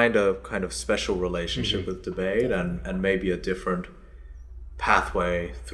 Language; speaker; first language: English; early bilingual, other home language; Korean